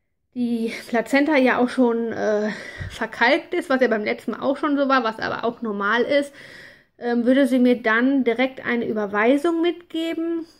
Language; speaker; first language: German; native; German